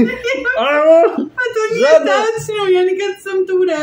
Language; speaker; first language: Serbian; non-native, learner; Spanish